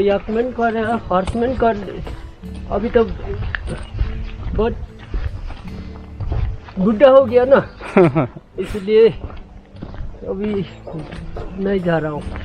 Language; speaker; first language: Hindi; non-native, local second language; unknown